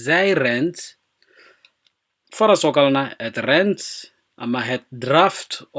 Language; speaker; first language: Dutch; non-native, fluent; Somali